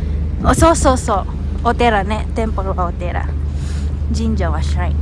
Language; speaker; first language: Japanese; non-native, fluent; Filipino